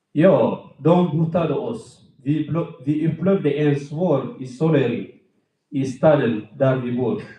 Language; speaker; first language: Swedish; non-native, fluent; Tigrinya